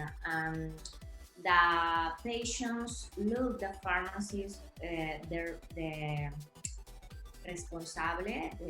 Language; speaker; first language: English; non-native, learner; Spanish